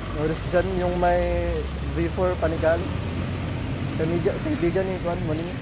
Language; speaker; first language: Filipino; non-native, local second language; Cebuano